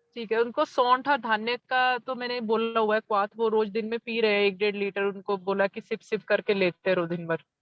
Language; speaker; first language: Hindi; native; Hindi